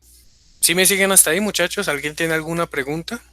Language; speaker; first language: Spanish; native; Spanish